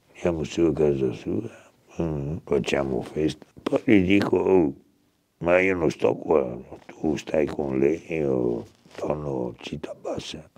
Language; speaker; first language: Italian; native; Italian